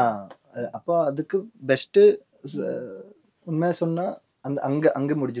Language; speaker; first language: Tamil; non-native, learner; Malayalam